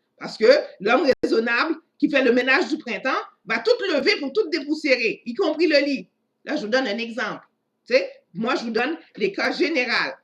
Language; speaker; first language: French; non-native, local second language; Haitian Creole